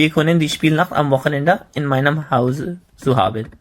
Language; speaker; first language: German; non-native, learner; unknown